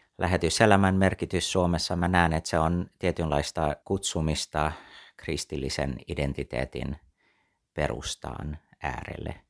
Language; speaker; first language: Finnish; early bilingual, heritage; Finnish